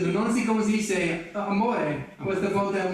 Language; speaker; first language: Italian; non-native, learner; English